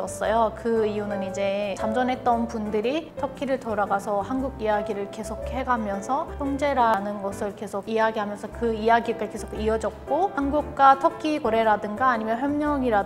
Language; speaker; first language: Korean; non-native, fluent; Turkish